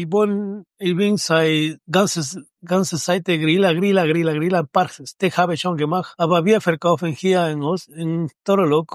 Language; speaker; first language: German; non-native, learner; Spanish